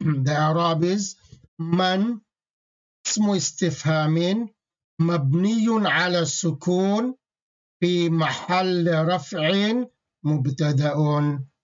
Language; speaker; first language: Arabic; non-native, fluent; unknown